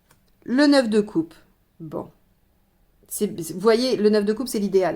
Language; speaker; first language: French; native; French